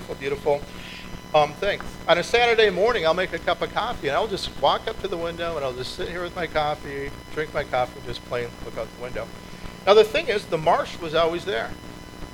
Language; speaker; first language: English; native; English